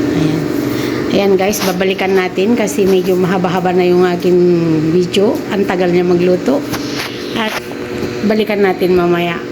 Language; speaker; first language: Filipino; non-native, local second language; Iloko